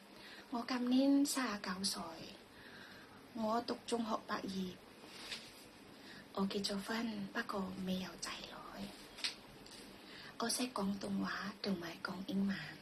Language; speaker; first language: Cantonese; non-native, learner; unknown